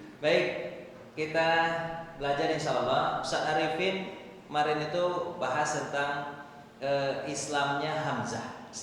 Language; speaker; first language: Indonesian; non-native, local second language; Minangkabau